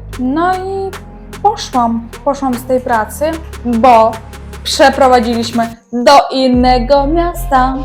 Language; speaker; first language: Polish; non-native, learner; Ukrainian